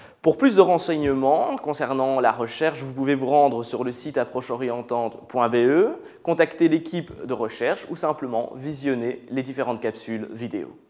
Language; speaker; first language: French; native; French